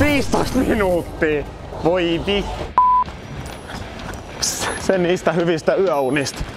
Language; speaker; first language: Finnish; native; Finnish